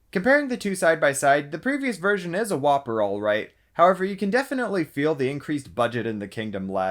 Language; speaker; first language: English; native; English